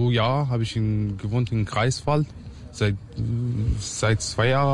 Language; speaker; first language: German; non-native, learner; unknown